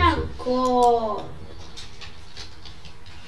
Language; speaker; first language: Polish; early bilingual, heritage; Polish